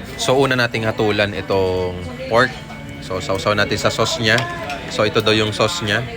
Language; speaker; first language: Filipino; native; Filipino